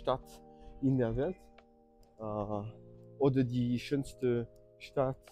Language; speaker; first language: German; non-native, learner; French